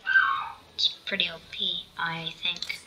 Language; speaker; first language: English; native; English